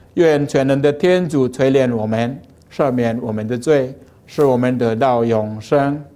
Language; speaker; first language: Chinese; non-native, fluent; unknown